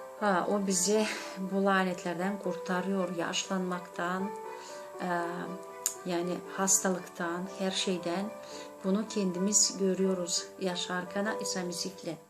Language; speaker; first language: Turkish; non-native, learner; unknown